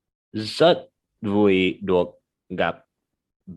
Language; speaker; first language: Vietnamese; non-native, learner; English